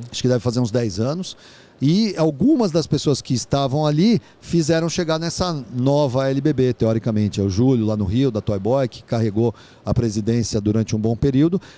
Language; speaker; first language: Portuguese; native; Portuguese